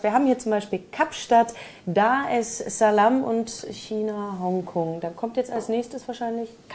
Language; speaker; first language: German; native; German